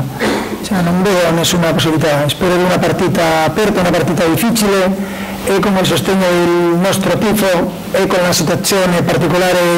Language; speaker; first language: Italian; non-native, learner; Spanish